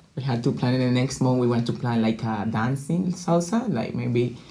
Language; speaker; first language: English; non-native, learner; Spanish